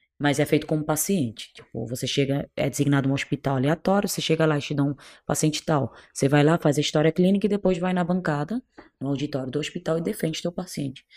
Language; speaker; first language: Portuguese; non-native, local second language; Kabuverdianu